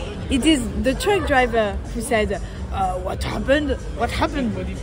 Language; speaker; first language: English; non-native, learner; French